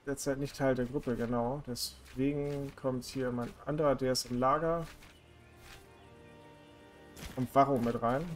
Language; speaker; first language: German; native; German